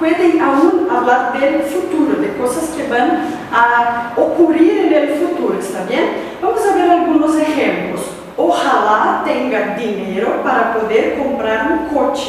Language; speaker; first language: Spanish; non-native, fluent; Portuguese